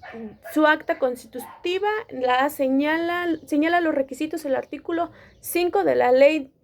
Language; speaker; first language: Spanish; native; Spanish